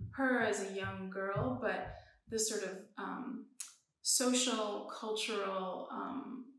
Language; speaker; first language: English; early bilingual, other home language; Persian